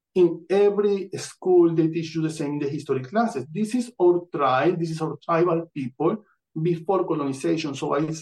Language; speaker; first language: English; non-native, fluent; Spanish